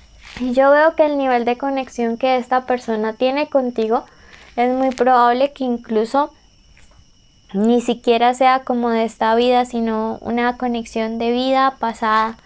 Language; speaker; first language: Spanish; native; Spanish